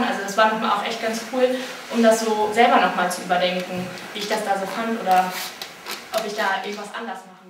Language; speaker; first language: German; native; German